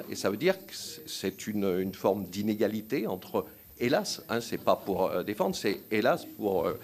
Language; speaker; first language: French; native; French